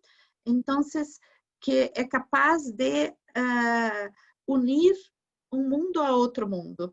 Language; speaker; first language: Spanish; non-native, learner; Portuguese